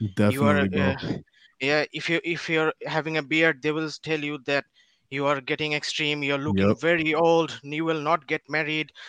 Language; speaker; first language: English; non-native, local second language; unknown